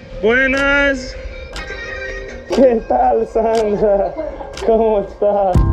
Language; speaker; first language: Spanish; non-native, fluent; English